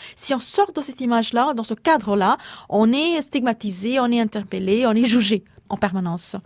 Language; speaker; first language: French; non-native, fluent; Bangla